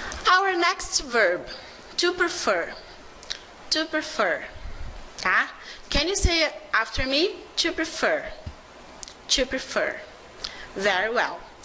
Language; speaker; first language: English; non-native, fluent; Portuguese